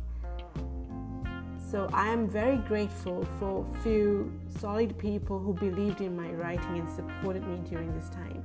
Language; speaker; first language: English; non-native, local second language; Sinhala